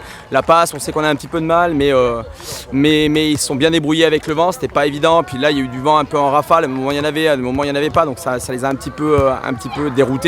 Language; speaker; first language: French; native; French